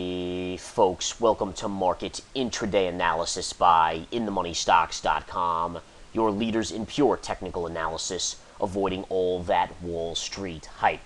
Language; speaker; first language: English; native; English